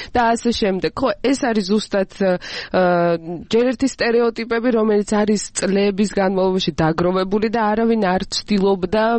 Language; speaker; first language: Georgian; non-native, local second language; Azerbaijani